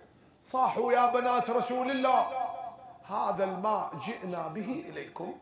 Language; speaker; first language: Arabic; native; Arabic